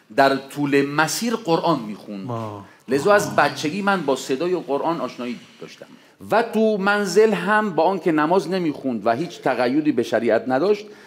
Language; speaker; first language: Persian; non-native, fluent; Spanish